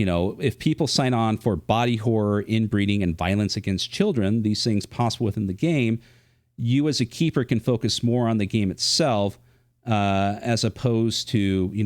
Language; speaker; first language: English; native; English